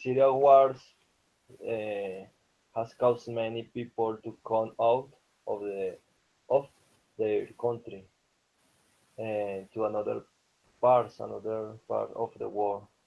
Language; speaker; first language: English; non-native, learner; Spanish